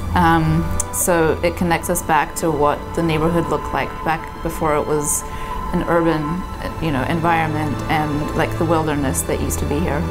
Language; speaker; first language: English; non-native, fluent; Polish